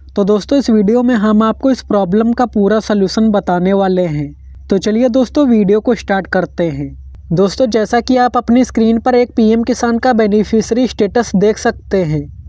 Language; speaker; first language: Hindi; non-native, local second language; Marathi